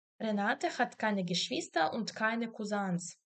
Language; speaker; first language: German; non-native, learner; Ukrainian